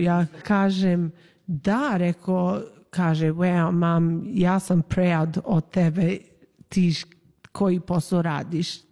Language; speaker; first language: Serbian; early bilingual, heritage; Serbian